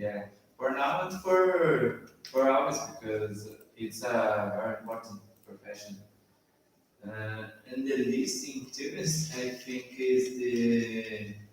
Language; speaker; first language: English; non-native, learner; Portuguese